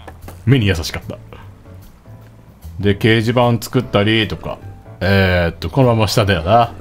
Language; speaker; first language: Japanese; native; Japanese